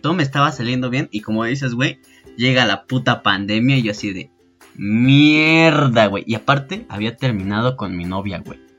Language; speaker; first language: Spanish; native; Spanish